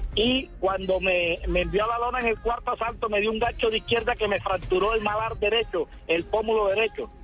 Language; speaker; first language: Spanish; native; Spanish